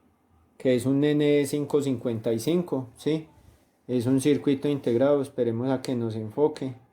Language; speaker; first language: Spanish; native; Spanish